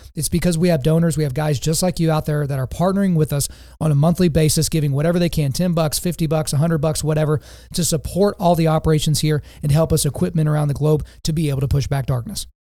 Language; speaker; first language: English; native; English